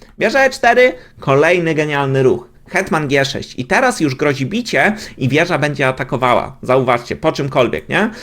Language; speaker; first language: Polish; native; Polish